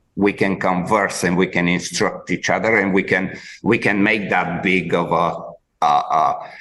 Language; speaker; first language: English; non-native, fluent; Bulgarian